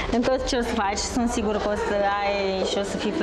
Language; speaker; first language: Romanian; native; Romanian